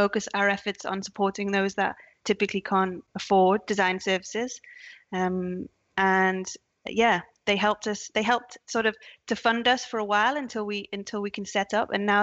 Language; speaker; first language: English; native; English